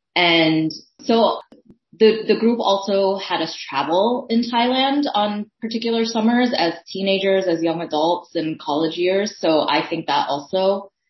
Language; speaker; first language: English; early bilingual, other home language; Thai